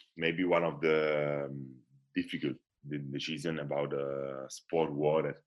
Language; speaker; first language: English; non-native, fluent; Italian